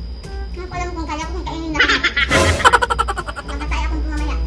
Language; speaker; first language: Filipino; non-native, local second language; Cebuano